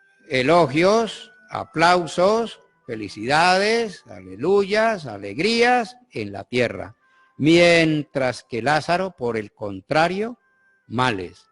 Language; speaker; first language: Spanish; native; Spanish